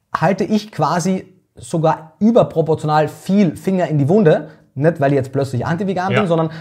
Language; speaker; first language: German; native; German